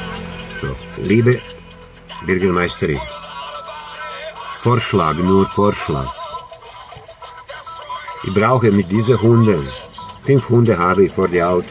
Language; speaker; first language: German; non-native, learner; Croatian